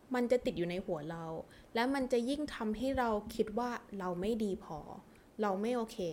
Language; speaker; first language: Thai; early bilingual, heritage; English